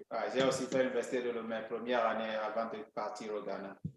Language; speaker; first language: French; non-native, local second language; Ewe